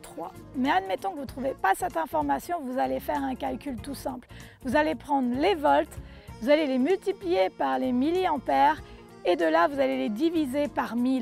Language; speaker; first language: French; native; French